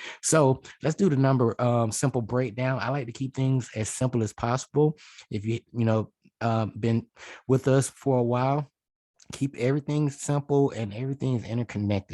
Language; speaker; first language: English; native; English